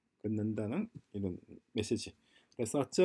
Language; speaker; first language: Korean; native; Korean